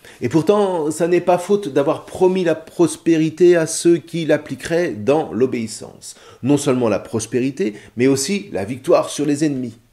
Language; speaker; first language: French; native; French